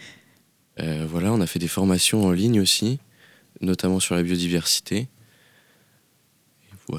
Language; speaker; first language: French; native; French